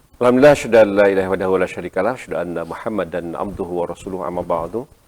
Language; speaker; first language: Indonesian; non-native, local second language; Sundanese